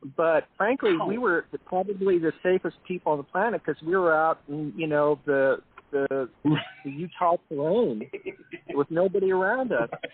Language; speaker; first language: English; native; English